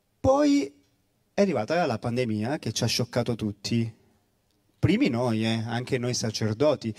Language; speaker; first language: Italian; native; Italian